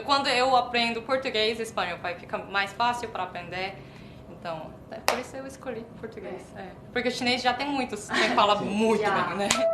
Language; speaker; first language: Portuguese; non-native, fluent; Korean